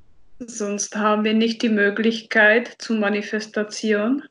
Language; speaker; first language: German; non-native, fluent; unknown